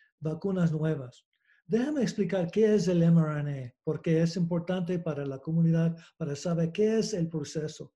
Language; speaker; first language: Spanish; non-native, learner; English